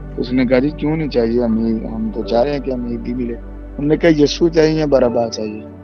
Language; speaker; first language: Urdu; non-native, local second language; Punjabi